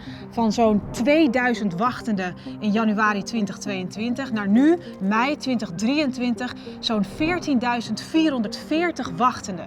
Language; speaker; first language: Dutch; native; Dutch